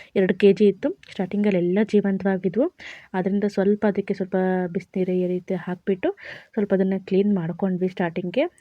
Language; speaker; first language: Kannada; non-native, local second language; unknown